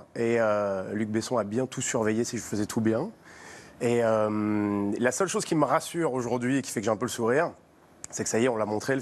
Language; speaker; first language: French; native; French